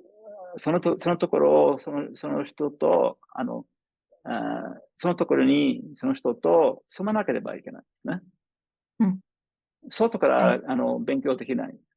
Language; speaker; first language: Japanese; non-native, fluent; English